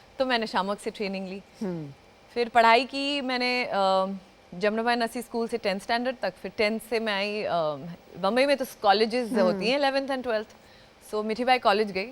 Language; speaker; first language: Hindi; non-native, local second language; Gujarati